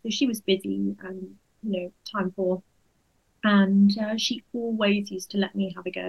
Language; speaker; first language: English; native; English